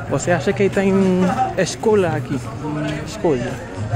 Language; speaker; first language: Portuguese; non-native, learner; English